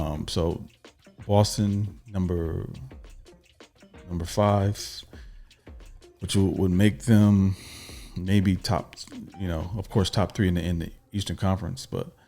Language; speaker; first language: English; native; English